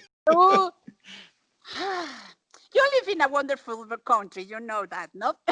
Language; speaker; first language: English; non-native, learner; Spanish